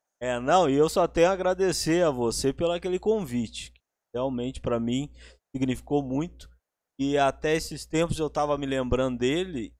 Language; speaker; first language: Portuguese; native; Portuguese